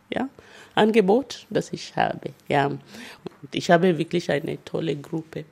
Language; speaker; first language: German; non-native, fluent; Luyia